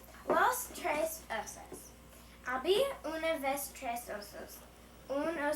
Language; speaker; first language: Spanish; non-native, learner; English